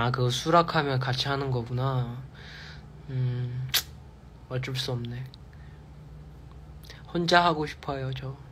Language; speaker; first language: Korean; non-native, fluent; Chinese